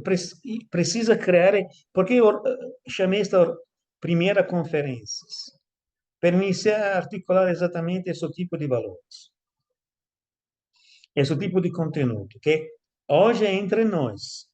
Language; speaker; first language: Portuguese; non-native, fluent; Italian